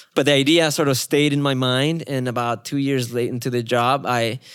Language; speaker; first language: English; non-native, fluent; Spanish